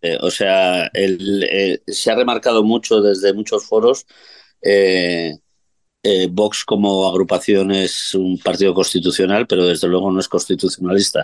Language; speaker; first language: Spanish; native; Spanish